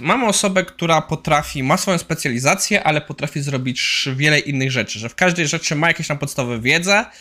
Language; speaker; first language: Polish; native; Polish